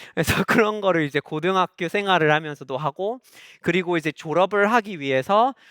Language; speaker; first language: Korean; non-native, fluent; English